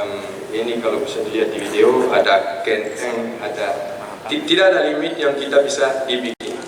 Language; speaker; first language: Indonesian; non-native, fluent; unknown